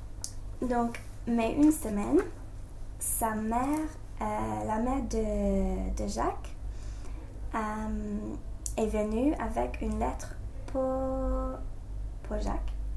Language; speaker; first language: French; non-native, learner; English